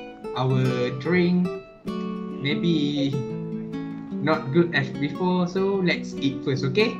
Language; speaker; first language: English; non-native, learner; Malay